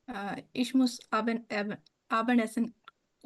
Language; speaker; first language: German; non-native, learner; Urdu